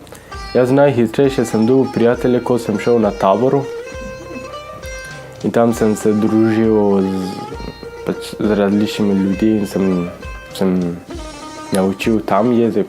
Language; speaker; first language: Slovenian; non-native, learner; Persian